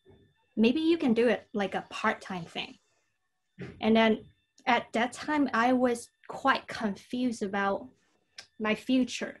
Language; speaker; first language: English; non-native, fluent; Cantonese